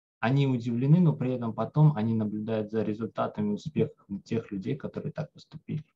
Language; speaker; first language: Russian; native; Russian